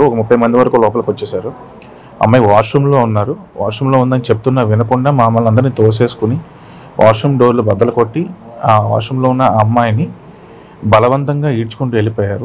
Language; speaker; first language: Telugu; native; Telugu